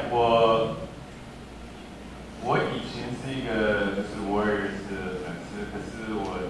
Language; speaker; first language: Chinese; early bilingual, heritage; English